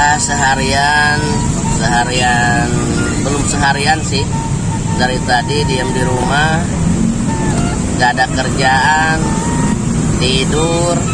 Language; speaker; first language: Indonesian; non-native, local second language; Sundanese